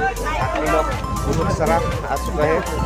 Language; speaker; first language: Hindi; non-native, local second language; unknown